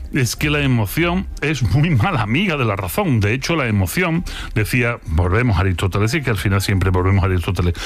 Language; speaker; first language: Spanish; native; Spanish